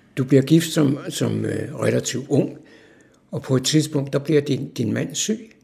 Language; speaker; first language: Danish; native; Danish